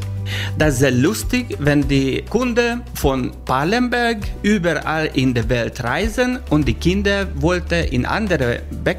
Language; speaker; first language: German; non-native, learner; Hungarian